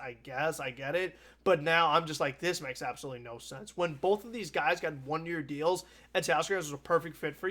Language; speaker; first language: English; native; English